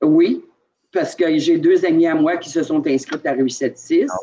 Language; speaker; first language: French; native; French